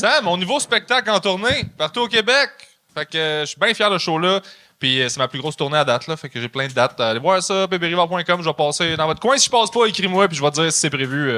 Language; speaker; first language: French; native; French